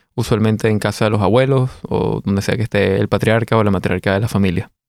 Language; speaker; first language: Spanish; native; Spanish